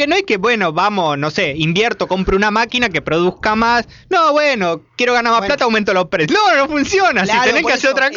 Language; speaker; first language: Spanish; native; Spanish